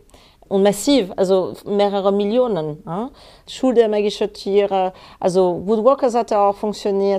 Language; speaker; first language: German; non-native, fluent; French